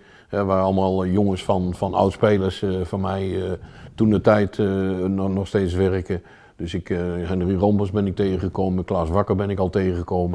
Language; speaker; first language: Dutch; native; Dutch